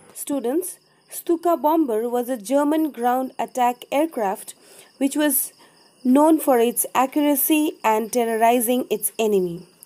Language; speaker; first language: English; non-native, local second language; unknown